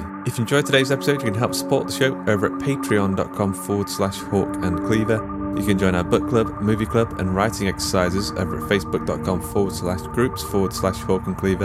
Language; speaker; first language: English; native; English